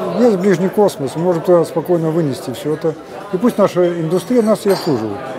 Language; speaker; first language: Russian; native; Russian